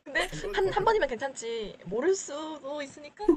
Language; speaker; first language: Korean; early bilingual, heritage; Korean